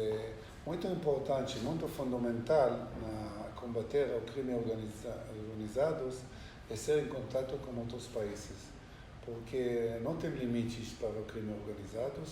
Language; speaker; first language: Portuguese; non-native, learner; Hebrew